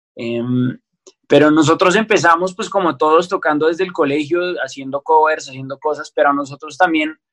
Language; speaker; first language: Spanish; native; Spanish